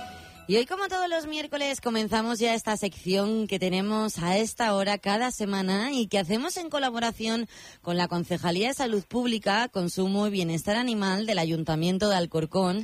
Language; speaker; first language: Spanish; native; Spanish